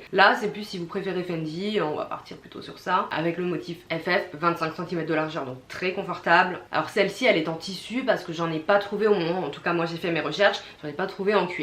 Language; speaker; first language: French; native; French